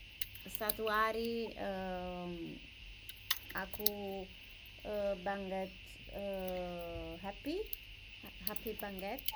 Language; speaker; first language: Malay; non-native, learner; English